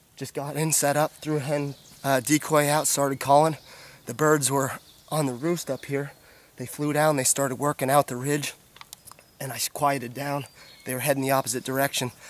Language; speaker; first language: English; native; English